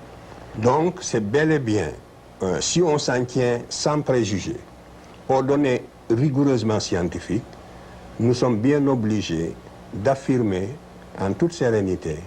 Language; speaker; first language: French; non-native, local second language; Wolof